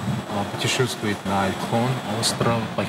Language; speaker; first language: Russian; non-native, fluent; Mongolian